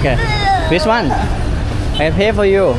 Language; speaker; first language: English; non-native, learner; Thai